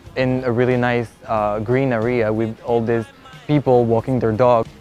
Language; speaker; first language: English; non-native, fluent; French